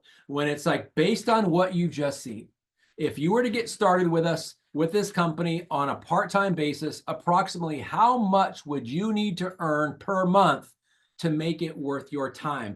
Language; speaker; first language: English; native; English